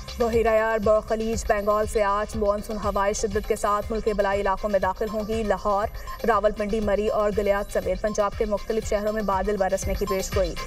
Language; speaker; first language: Urdu; native; Urdu